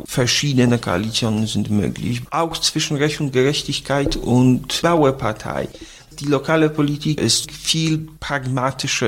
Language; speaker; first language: German; non-native, fluent; Polish